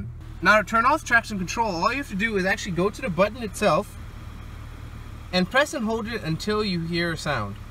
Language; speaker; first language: English; native; English